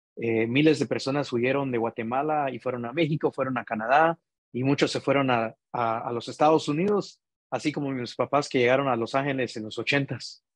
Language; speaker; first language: Spanish; early bilingual, heritage; Spanish